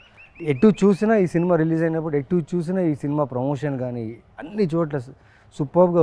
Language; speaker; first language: Telugu; native; Telugu